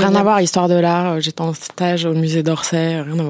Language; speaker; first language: French; native; French